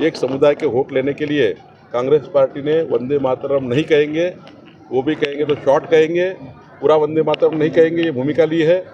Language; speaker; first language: Hindi; non-native, local second language; Marathi